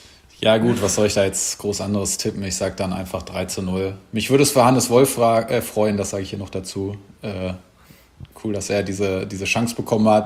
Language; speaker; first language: German; native; German